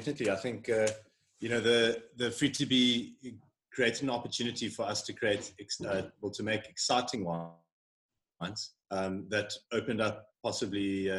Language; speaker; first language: English; native; English